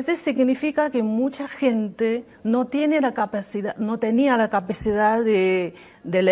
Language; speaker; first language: Spanish; non-native, learner; Chinese